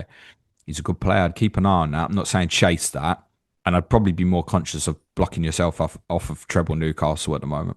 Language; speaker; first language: English; native; English